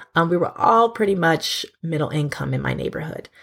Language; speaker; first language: English; native; English